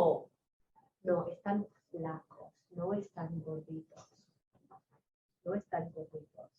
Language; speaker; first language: Spanish; non-native, fluent; English